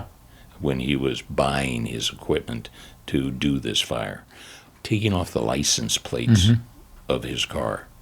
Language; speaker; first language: English; native; English